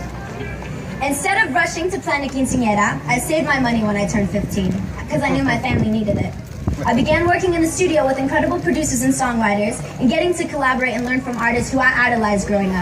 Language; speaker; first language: English; native; English